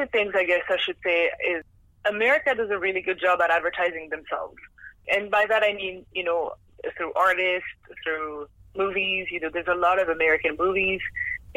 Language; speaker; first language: English; non-native, fluent; French